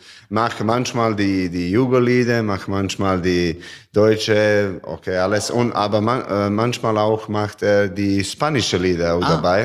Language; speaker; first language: German; non-native, learner; Serbian